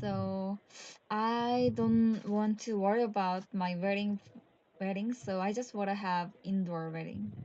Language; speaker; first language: English; non-native, learner; Korean